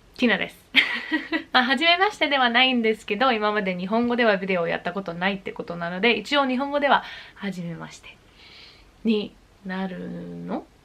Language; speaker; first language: Japanese; early bilingual, heritage; English